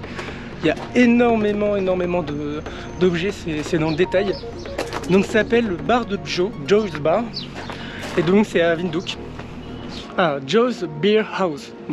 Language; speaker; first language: French; native; French